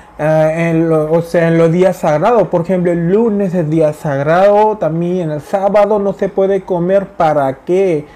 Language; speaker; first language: Spanish; non-native, fluent; Hindi